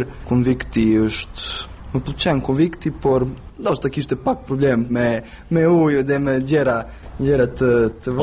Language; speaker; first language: Albanian; non-native, fluent; Serbian